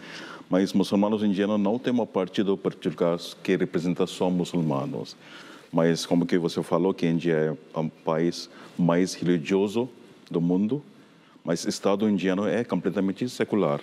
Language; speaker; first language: Portuguese; non-native, fluent; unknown